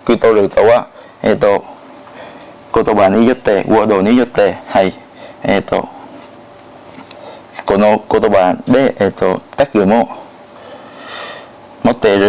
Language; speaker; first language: Japanese; non-native, learner; Thai